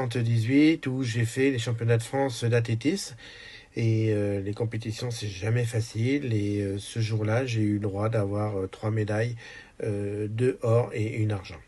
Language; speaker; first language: French; native; French